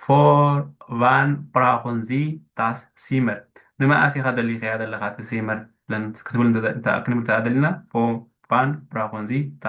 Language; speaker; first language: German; non-native, fluent; Tigrinya